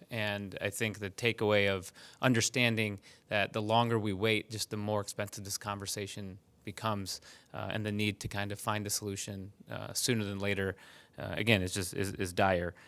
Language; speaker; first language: English; early bilingual, other home language; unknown